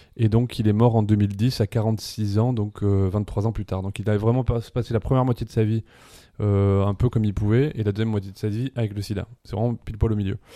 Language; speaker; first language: French; early bilingual, other home language; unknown